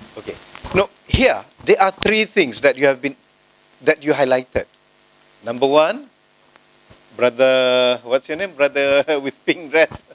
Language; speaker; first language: English; non-native, local second language; Malay